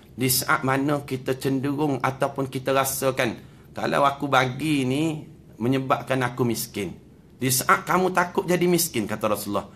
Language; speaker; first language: Malay; native; Malay